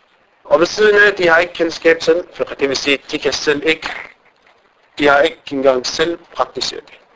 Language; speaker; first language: Danish; non-native, fluent; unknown